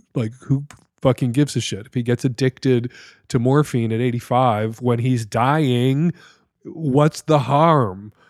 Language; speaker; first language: English; native; English